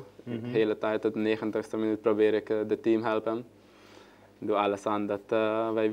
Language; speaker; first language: Dutch; non-native, learner; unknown